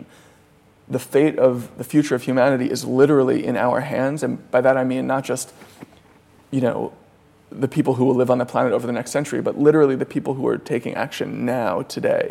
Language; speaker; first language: English; native; English